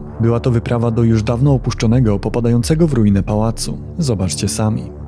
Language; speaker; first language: Polish; native; Polish